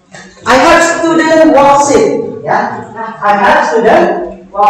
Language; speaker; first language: English; non-native, learner; Indonesian